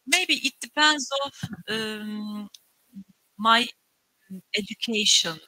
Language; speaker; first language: English; non-native, learner; Turkish